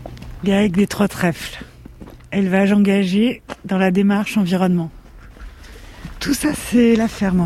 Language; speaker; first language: French; native; French